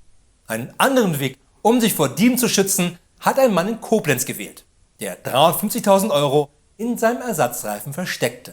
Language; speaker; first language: German; native; German